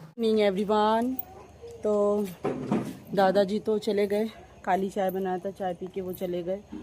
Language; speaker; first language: Hindi; non-native, local second language; Bangla